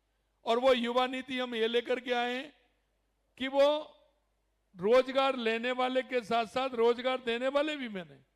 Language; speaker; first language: Hindi; native; Hindi